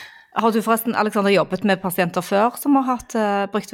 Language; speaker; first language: Norwegian; native; Norwegian